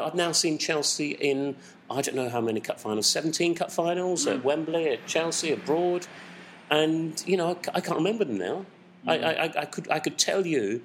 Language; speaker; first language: English; native; English